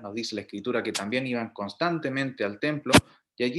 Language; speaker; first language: Spanish; native; Spanish